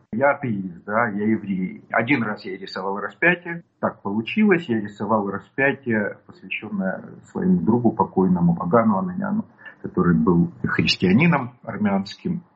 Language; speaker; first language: Russian; native; Russian